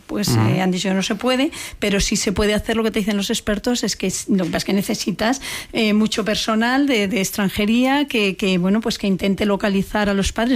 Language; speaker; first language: Spanish; native; Spanish